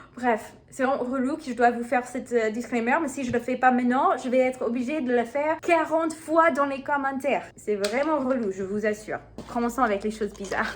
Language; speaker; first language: French; non-native, fluent; English